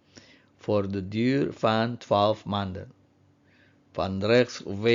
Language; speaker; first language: Dutch; non-native, fluent; Indonesian